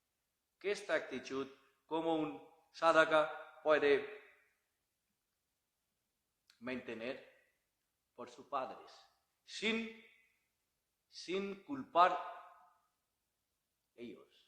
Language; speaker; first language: Spanish; non-native, learner; Bangla